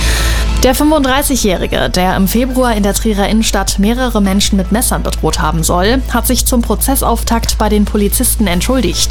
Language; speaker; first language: German; native; German